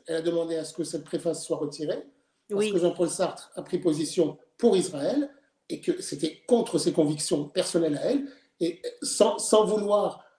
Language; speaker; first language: French; native; French